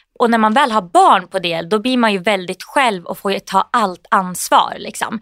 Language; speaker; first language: Swedish; native; Swedish